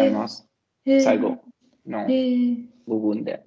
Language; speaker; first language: Japanese; non-native, learner; Italian